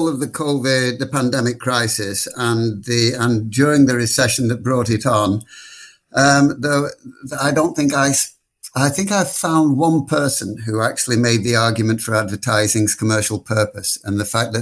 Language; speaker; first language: English; native; English